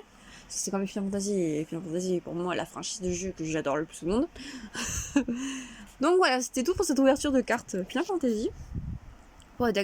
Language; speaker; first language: French; native; French